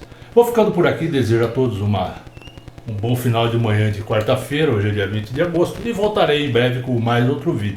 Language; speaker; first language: Portuguese; native; Portuguese